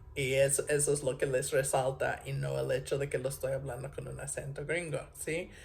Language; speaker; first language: Spanish; non-native, fluent; English